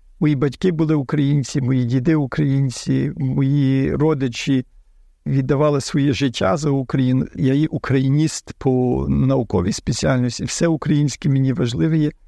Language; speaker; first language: Ukrainian; early bilingual, heritage; Ukrainian